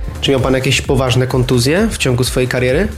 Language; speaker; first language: Polish; native; Polish